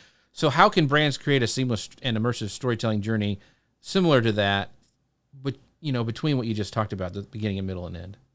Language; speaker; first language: English; native; English